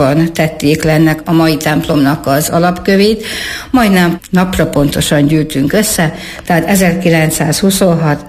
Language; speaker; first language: Hungarian; native; Hungarian